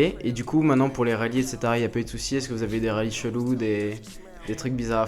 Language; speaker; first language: French; native; French